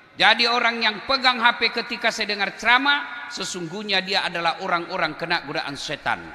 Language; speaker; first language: Indonesian; non-native, local second language; Buginese